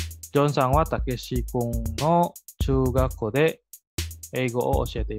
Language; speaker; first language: Japanese; non-native, fluent; Indonesian